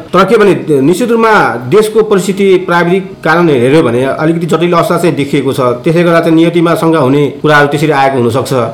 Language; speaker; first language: Nepali; non-native, local second language; Bhojpuri